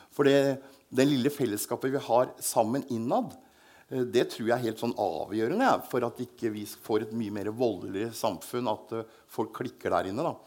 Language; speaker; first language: Norwegian; native; Norwegian